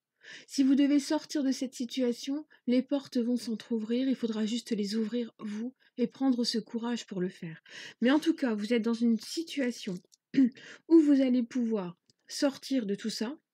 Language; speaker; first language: French; native; French